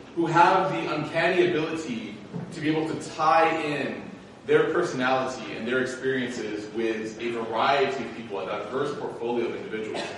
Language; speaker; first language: English; native; English